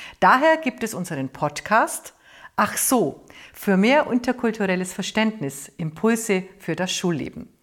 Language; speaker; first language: German; native; German